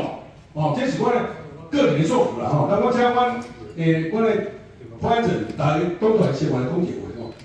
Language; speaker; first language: Chinese; non-native, local second language; Min Nan Chinese